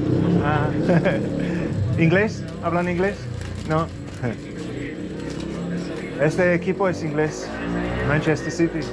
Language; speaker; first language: Spanish; non-native, learner; English